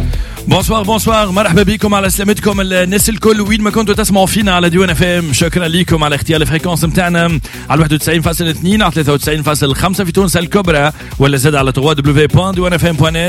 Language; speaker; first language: Arabic; native; Arabic